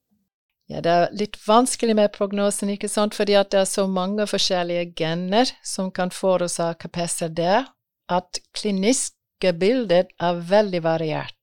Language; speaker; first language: Norwegian; non-native, fluent; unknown